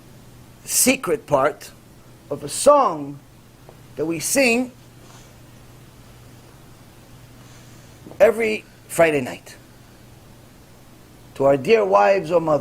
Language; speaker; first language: English; non-native, fluent; Hebrew